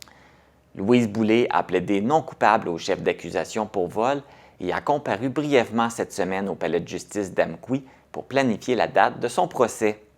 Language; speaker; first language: French; native; French